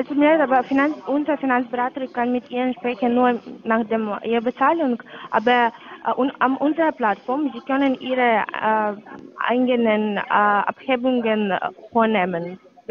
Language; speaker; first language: German; non-native, learner; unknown